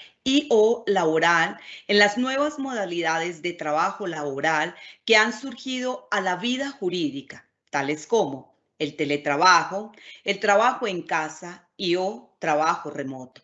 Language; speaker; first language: Spanish; native; Spanish